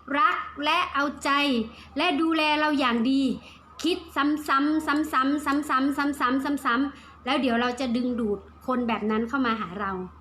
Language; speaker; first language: Thai; native; Thai